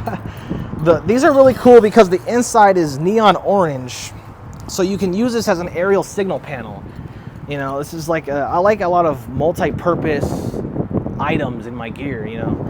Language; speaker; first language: English; native; English